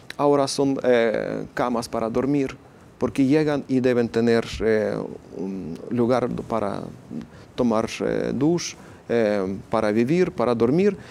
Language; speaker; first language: Spanish; non-native, fluent; Ukrainian